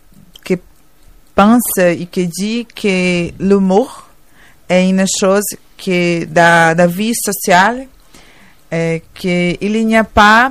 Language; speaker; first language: French; non-native, learner; Portuguese